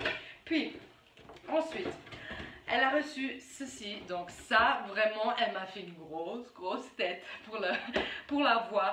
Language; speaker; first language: French; native; French